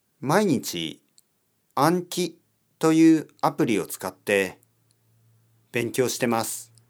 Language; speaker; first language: Japanese; non-native, learner; English